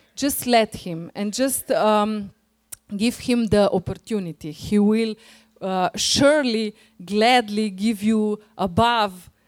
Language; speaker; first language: English; non-native, fluent; Slovenian